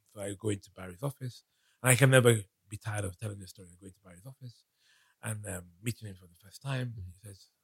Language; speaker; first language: English; non-native, local second language; Yoruba